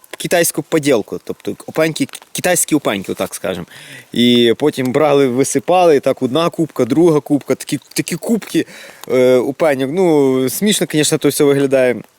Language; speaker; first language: Ukrainian; native; Ukrainian